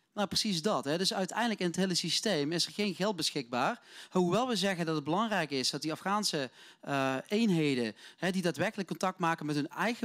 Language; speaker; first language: Dutch; native; Dutch